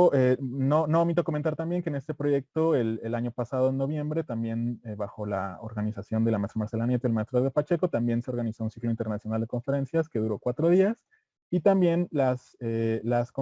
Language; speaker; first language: Spanish; native; Spanish